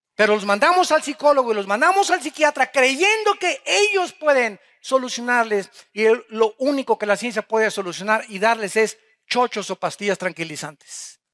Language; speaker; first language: Spanish; native; Spanish